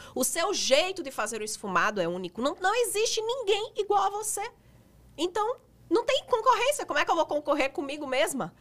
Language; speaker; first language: Portuguese; native; Portuguese